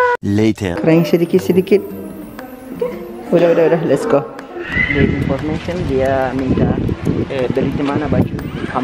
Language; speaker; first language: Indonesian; non-native, learner; Turkish